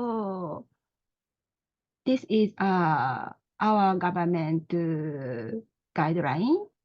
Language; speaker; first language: English; non-native, learner; Japanese